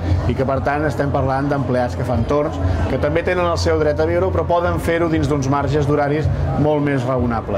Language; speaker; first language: Catalan; native; Catalan